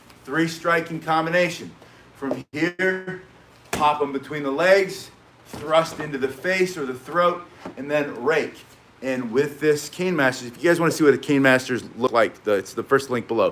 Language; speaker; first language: English; native; English